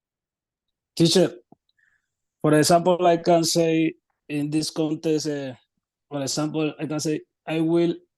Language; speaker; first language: English; non-native, learner; Spanish